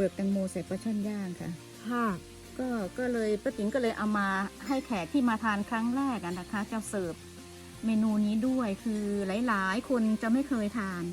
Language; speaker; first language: Thai; native; Thai